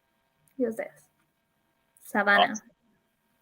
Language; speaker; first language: English; non-native, learner; Spanish